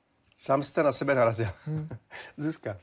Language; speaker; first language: Czech; native; Czech